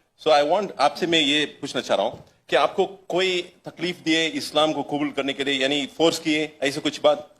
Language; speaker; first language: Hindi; non-native, fluent; Tamil